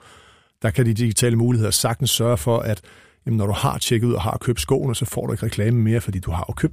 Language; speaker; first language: Danish; native; Danish